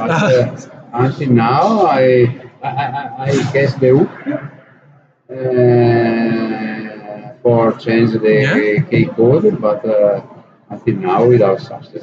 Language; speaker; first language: English; non-native, learner; Italian